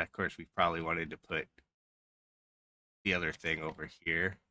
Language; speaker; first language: English; native; English